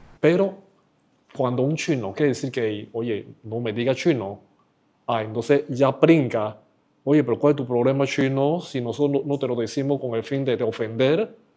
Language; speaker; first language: Spanish; non-native, fluent; Chinese